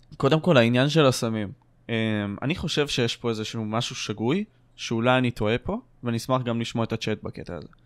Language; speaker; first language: Hebrew; native; Hebrew